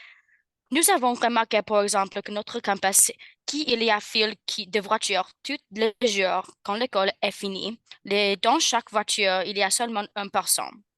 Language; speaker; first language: French; non-native, learner; English